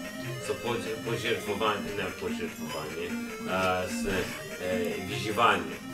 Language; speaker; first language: Russian; non-native, learner; English